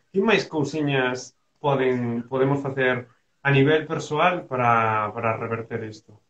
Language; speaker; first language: Galician; native; Galician